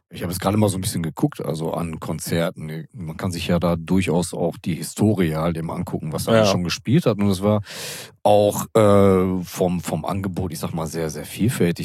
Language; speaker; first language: German; native; German